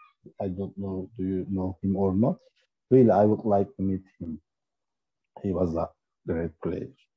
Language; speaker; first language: English; non-native, learner; Turkish